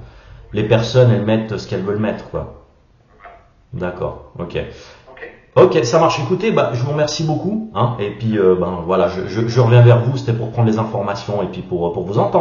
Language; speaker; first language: French; native; French